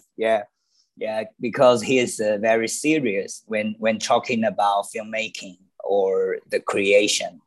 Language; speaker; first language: English; non-native, learner; Chinese